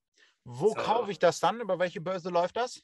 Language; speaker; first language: German; native; German